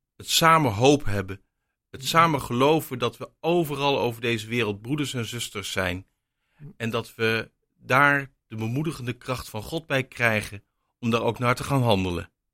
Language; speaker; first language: Dutch; native; Dutch